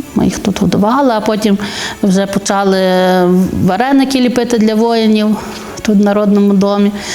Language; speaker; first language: Ukrainian; native; Ukrainian